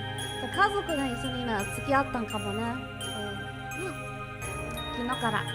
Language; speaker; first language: Japanese; non-native, learner; English